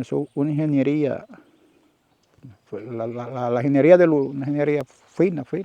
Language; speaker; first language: Spanish; native; Spanish